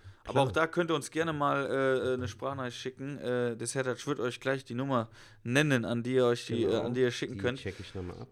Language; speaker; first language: German; native; German